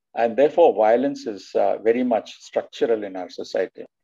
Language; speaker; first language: English; non-native, local second language; Telugu